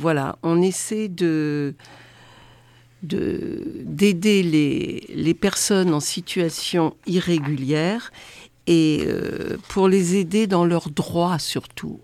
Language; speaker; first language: French; native; French